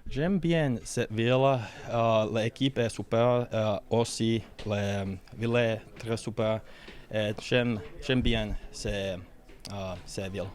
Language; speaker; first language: French; non-native, learner; Swedish